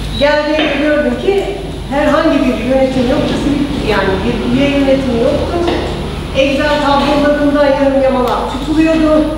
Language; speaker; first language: Turkish; early bilingual, heritage; Turkish